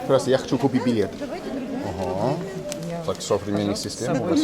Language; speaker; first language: Russian; non-native, learner; English